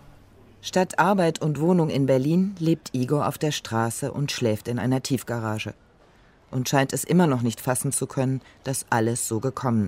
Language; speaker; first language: German; native; German